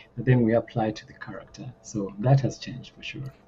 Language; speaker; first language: English; non-native, local second language; Ganda